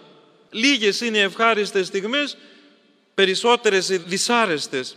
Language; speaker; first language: Greek; native; Greek